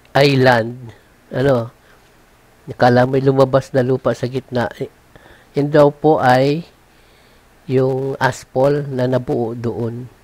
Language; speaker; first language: Filipino; native; Filipino